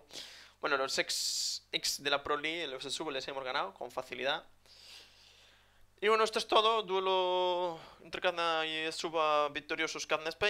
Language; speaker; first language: Spanish; native; Spanish